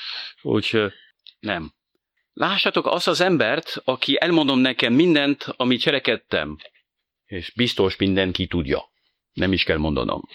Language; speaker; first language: Hungarian; non-native, fluent; French